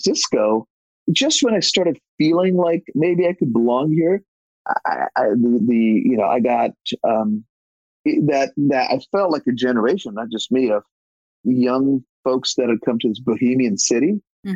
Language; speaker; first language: English; native; English